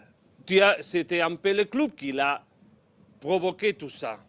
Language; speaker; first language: French; non-native, fluent; Spanish